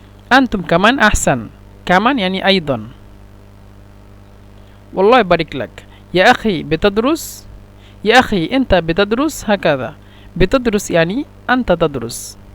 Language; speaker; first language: Arabic; non-native, fluent; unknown